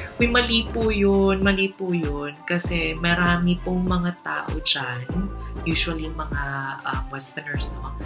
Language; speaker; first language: Filipino; non-native, local second language; Cebuano